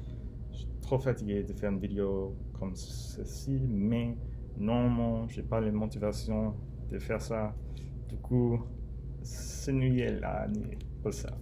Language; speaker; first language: French; non-native, learner; English